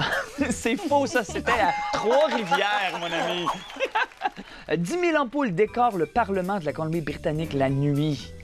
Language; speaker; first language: French; native; French